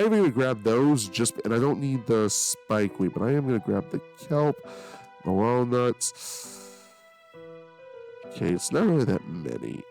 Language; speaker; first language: English; native; English